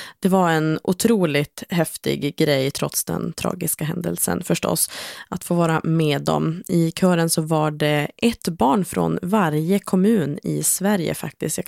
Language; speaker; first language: Swedish; native; Swedish